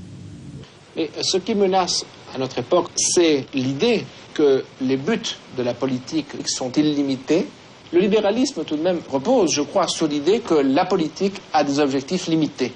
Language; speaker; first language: French; native; French